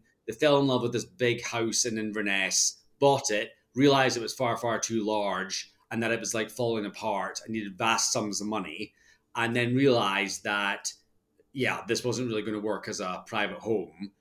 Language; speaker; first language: English; native; English